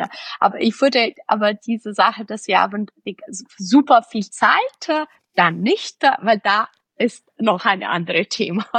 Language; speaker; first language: German; non-native, fluent; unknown